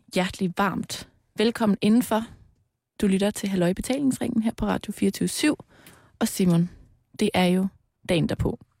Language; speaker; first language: Danish; native; Danish